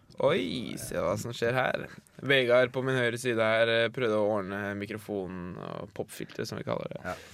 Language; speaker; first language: Norwegian; native; Norwegian